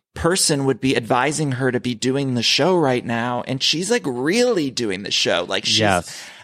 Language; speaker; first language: English; native; English